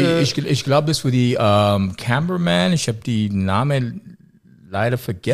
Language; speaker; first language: German; non-native, learner; English